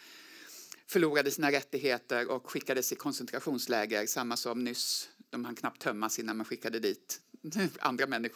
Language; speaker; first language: Swedish; native; Swedish